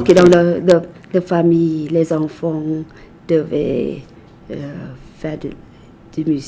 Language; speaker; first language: French; non-native, fluent; Thai